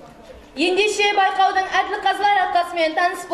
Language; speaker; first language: Kazakh; native; Kazakh